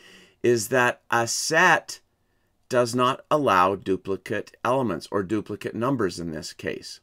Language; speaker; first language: English; native; English